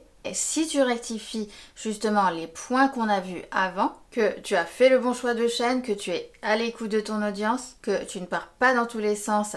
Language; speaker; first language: French; native; French